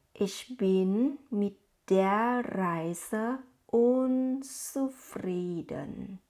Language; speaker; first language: German; non-native, fluent; Thai